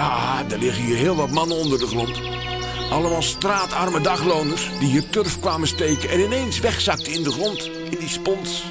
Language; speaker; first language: Dutch; native; Dutch